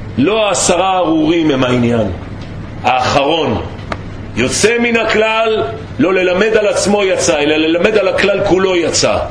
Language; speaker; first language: Hebrew; native; Hebrew